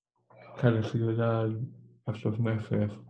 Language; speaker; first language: Spanish; non-native, learner; English